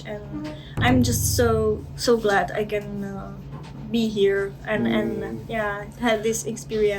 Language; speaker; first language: English; non-native, fluent; Czech